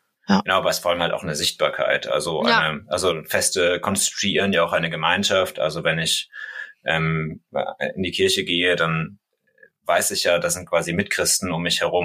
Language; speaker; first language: German; native; German